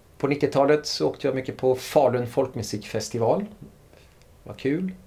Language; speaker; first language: Swedish; native; Swedish